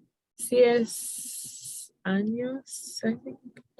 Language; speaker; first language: Spanish; non-native, learner; English